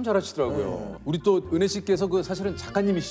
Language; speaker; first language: Korean; native; Korean